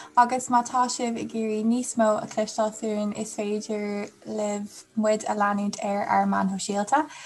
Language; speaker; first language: Irish; non-native, local second language; English